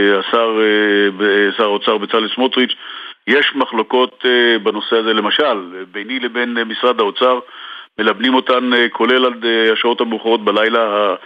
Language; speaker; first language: Hebrew; native; Hebrew